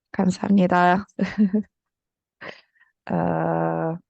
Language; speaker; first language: Korean; early bilingual, heritage; Korean